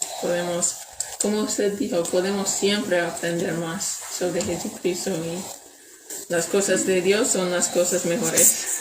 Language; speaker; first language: Spanish; non-native, learner; English